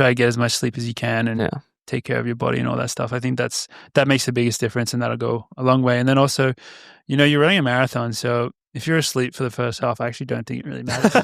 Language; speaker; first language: English; native; English